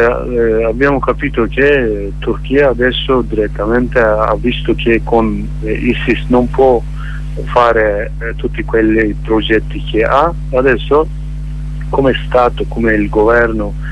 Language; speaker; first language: Italian; non-native, learner; Kurdish